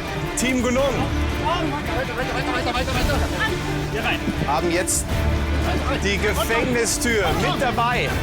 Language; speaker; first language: German; native; German